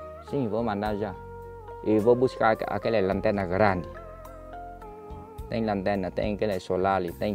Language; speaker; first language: Portuguese; non-native, learner; Vietnamese